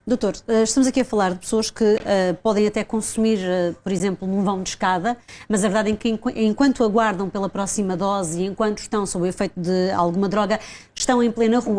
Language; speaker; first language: Portuguese; native; Portuguese